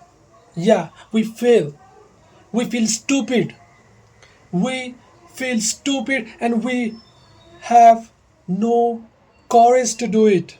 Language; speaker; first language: English; non-native, local second language; Nepali